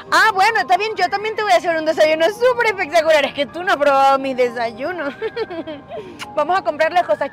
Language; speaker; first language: Spanish; native; Spanish